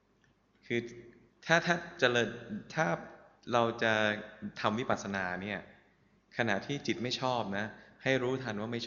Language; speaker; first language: Thai; native; Thai